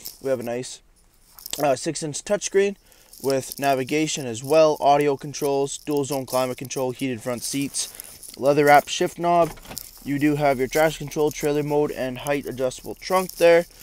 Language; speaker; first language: English; native; English